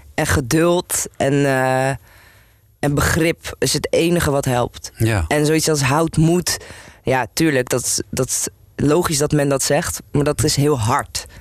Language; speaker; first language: Dutch; native; Dutch